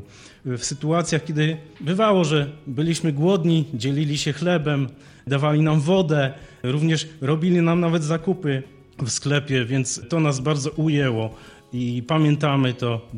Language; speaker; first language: Polish; native; Polish